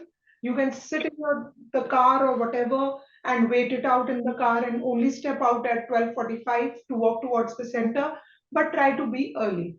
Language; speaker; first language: English; non-native, local second language; Hindi